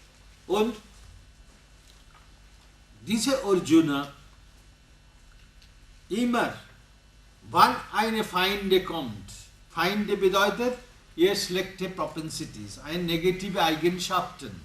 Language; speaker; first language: German; non-native, learner; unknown